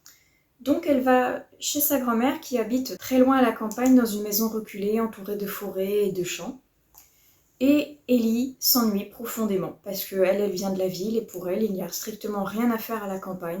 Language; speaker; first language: French; native; French